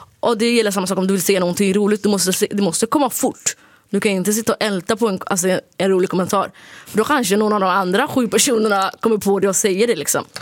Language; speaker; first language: Swedish; early bilingual, other home language; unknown